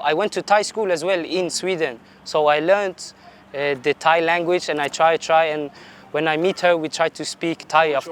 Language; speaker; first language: English; non-native, fluent; Swedish